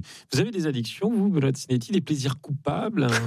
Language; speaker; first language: French; native; French